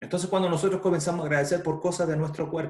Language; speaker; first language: Spanish; native; Spanish